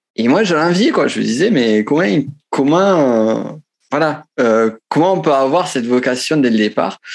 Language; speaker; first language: French; native; French